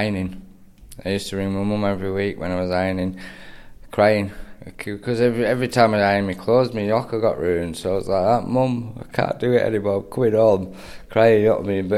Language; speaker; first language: English; native; English